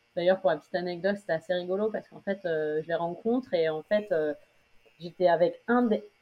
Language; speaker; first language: French; native; French